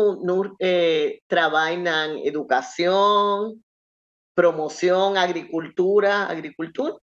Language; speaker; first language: Haitian Creole; non-native, learner; Spanish